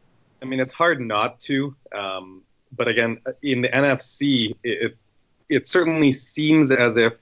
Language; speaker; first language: English; native; English